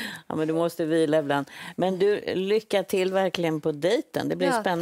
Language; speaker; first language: Swedish; native; Swedish